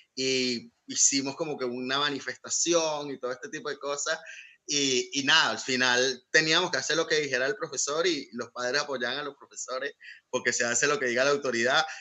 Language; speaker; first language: Spanish; native; Spanish